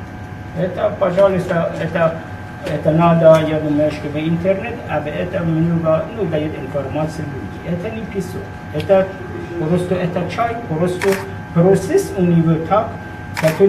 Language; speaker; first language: Russian; non-native, learner; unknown